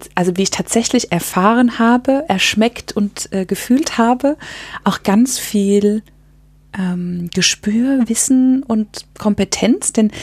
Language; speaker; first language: German; early bilingual, other home language; Cantonese